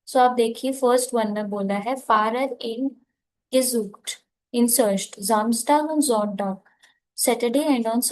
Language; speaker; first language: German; non-native, fluent; Hindi